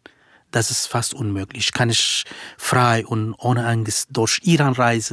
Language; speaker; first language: German; non-native, fluent; Kurdish